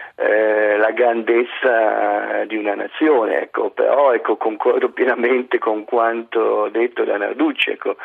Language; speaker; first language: Italian; native; Italian